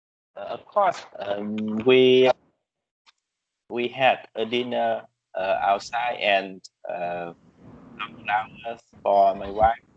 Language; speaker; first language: English; non-native, learner; Vietnamese